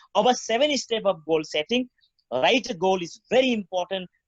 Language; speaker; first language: English; non-native, local second language; Nepali